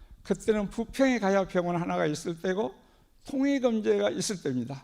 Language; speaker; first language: Korean; native; Korean